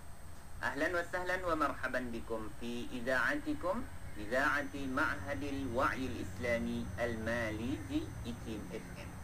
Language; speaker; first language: Arabic; non-native, fluent; Malay